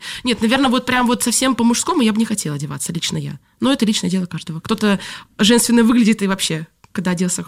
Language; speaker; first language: Russian; native; Russian